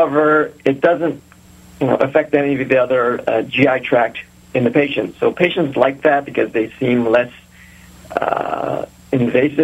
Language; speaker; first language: English; native; English